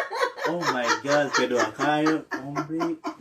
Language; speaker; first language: Spanish; non-native, learner; Haitian Creole